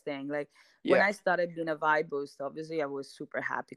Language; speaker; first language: English; non-native, fluent; Italian